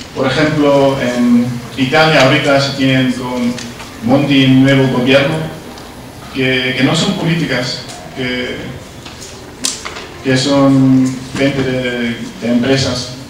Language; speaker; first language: Spanish; non-native, learner; Dutch